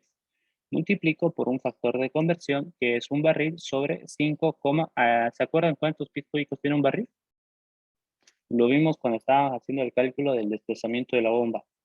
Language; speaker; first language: Spanish; native; Spanish